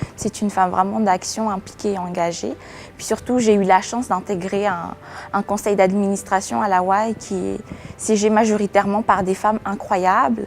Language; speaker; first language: French; non-native, local second language; Malagasy